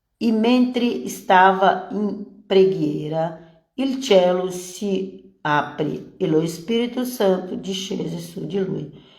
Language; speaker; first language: Italian; non-native, fluent; Portuguese